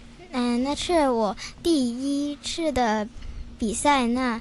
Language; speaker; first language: Chinese; non-native, local second language; Cantonese